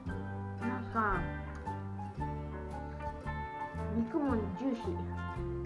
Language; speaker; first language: Japanese; early bilingual, heritage; Japanese